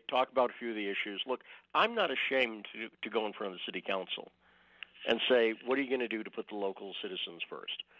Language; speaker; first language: English; native; English